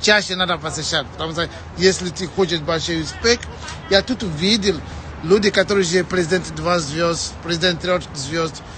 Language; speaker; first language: Russian; non-native, fluent; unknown